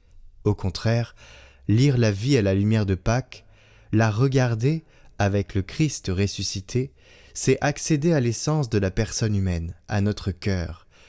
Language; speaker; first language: French; native; French